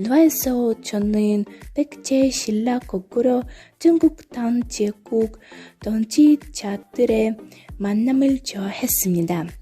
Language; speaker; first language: Korean; non-native, learner; Russian